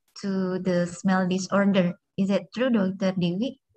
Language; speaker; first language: English; non-native, fluent; Indonesian